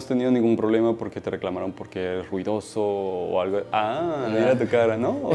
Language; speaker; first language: Spanish; native; Spanish